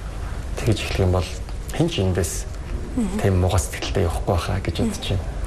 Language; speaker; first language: Mongolian; native; Mongolian